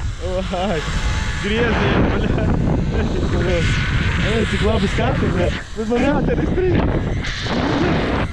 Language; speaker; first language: Latvian; native; Latvian